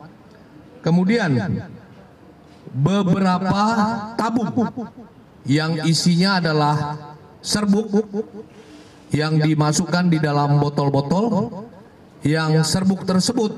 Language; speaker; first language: Indonesian; native; Indonesian